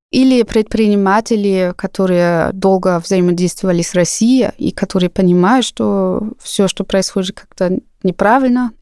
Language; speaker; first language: Russian; non-native, fluent; German